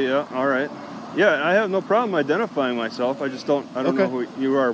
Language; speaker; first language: English; native; English